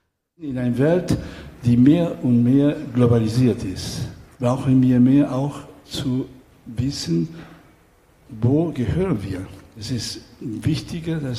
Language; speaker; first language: German; non-native, fluent; Catalan